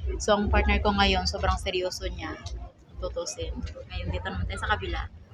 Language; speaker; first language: Filipino; native; Filipino